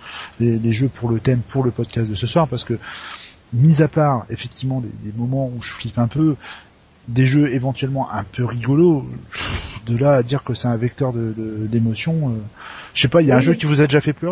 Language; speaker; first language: French; native; French